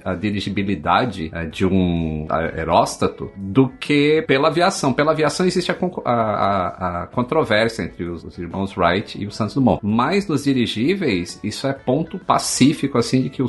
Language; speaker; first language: Portuguese; native; Portuguese